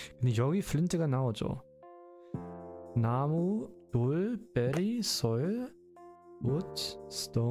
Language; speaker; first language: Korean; non-native, learner; German